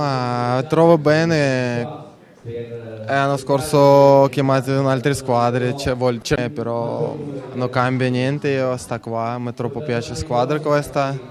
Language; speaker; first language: Italian; non-native, learner; Russian